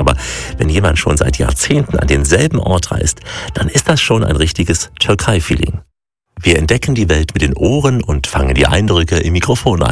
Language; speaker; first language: German; native; German